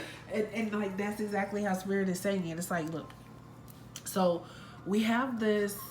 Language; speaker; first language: English; native; English